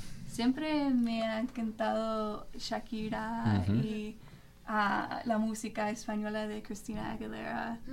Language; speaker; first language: Spanish; non-native, fluent; English